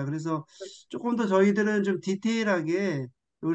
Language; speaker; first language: Korean; native; Korean